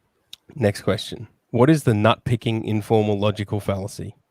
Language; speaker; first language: English; native; English